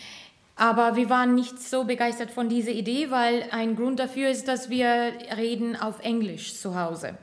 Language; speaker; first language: German; non-native, fluent; Turkish